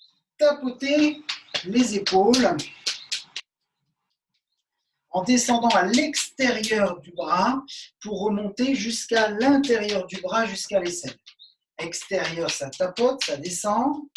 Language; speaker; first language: French; native; French